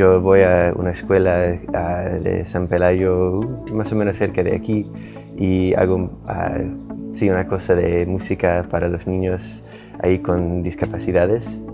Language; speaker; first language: Spanish; non-native, fluent; English